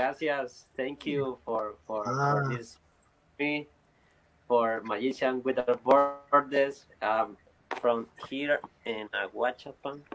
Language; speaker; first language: English; non-native, learner; Spanish